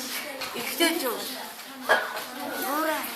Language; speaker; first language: Mongolian; native; Mongolian